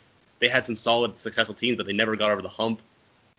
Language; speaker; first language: English; native; English